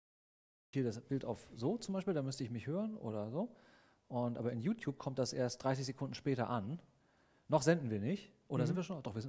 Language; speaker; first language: German; native; German